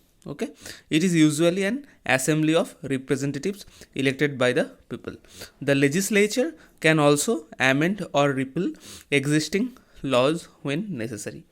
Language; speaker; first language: English; non-native, local second language; Hindi